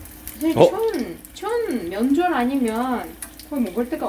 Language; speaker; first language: Korean; non-native, fluent; Russian